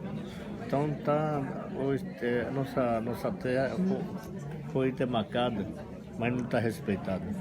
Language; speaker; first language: Portuguese; non-native, local second language; Yanomámi